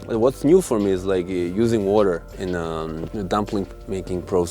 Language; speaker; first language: English; non-native, local second language; Mongolian